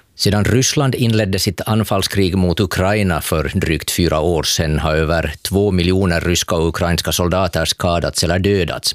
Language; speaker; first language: Swedish; native; Swedish